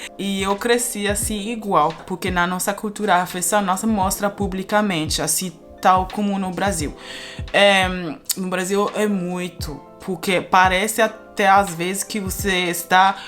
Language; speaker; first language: Portuguese; non-native, fluent; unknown